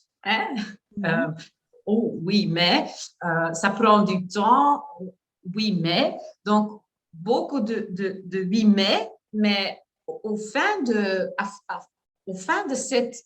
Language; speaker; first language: French; non-native, learner; Dutch